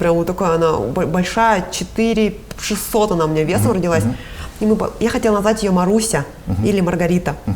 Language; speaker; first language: Russian; native; Russian